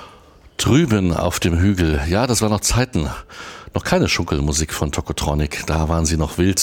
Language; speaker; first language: German; native; German